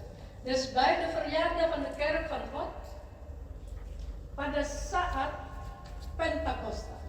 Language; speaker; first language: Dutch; non-native, fluent; Indonesian